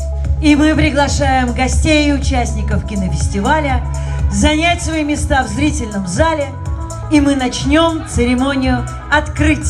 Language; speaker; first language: Russian; native; Russian